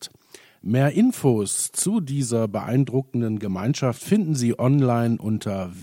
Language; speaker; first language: German; native; German